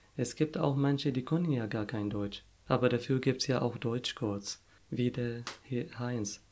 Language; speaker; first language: German; non-native, fluent; Arabic